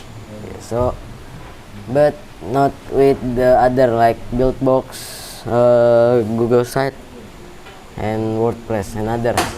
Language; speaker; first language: English; non-native, learner; Indonesian